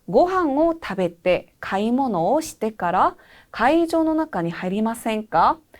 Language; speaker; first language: Japanese; non-native, fluent; Korean